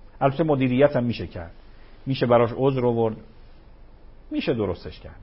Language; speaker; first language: Persian; native; Persian